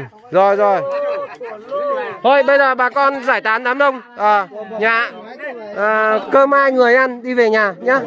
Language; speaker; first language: Vietnamese; native; Vietnamese